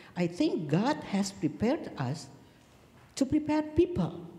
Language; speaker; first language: English; non-native, fluent; Indonesian